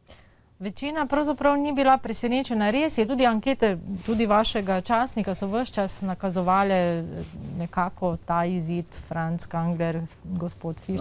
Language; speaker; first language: Slovenian; native; Slovenian